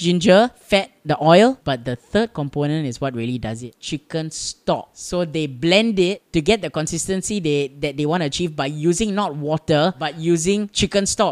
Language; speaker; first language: English; native; English